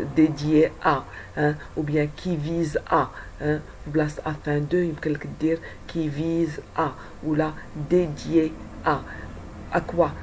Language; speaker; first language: French; non-native, local second language; Arabic